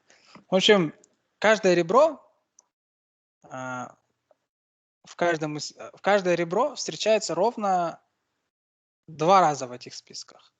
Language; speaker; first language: Russian; native; Russian